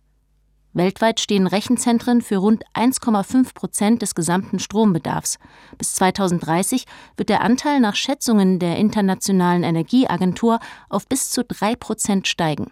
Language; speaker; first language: German; native; German